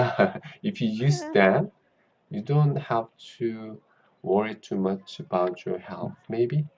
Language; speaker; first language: English; non-native, learner; Korean